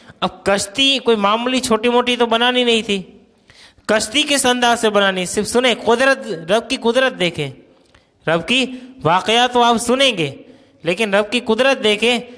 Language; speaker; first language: Urdu; non-native, local second language; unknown